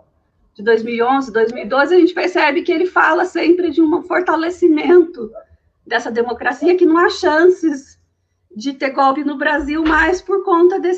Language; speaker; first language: Portuguese; native; Portuguese